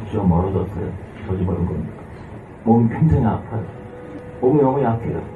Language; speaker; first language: Korean; native; Korean